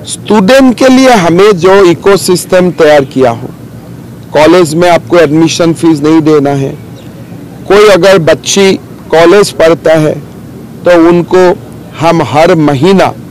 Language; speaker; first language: Hindi; non-native, local second language; Assamese